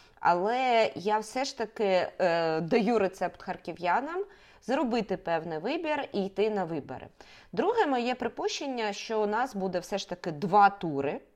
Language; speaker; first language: Ukrainian; native; Ukrainian